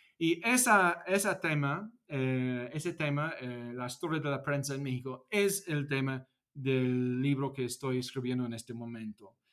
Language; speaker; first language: Spanish; non-native, fluent; English